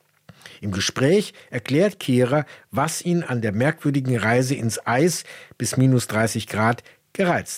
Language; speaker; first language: German; native; German